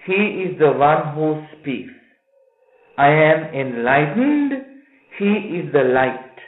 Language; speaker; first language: English; non-native, local second language; Sinhala